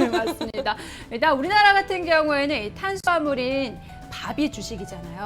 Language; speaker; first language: Korean; native; Korean